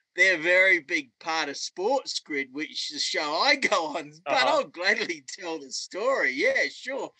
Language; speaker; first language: English; native; English